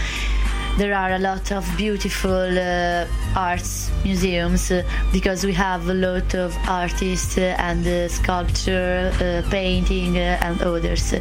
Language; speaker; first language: English; non-native, learner; Italian